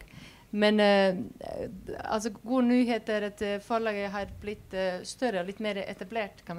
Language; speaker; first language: Swedish; non-native, fluent; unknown